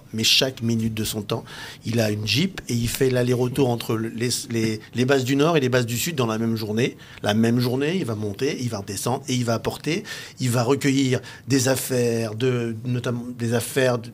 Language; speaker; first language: French; native; French